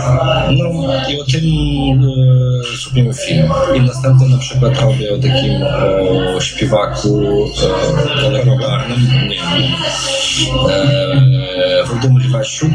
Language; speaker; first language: Polish; non-native, fluent; Russian